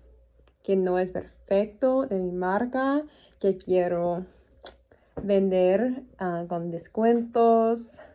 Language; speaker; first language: Spanish; non-native, learner; English